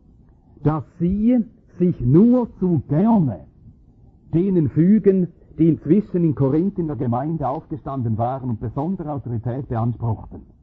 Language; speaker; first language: German; native; German